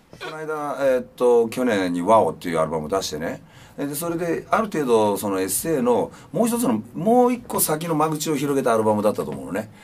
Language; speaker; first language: Japanese; native; Japanese